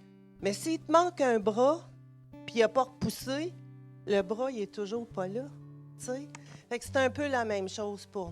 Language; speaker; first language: French; native; French